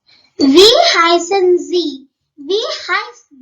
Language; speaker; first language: German; non-native, learner; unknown